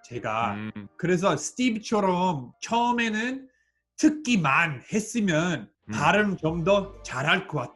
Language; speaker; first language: Korean; non-native, fluent; English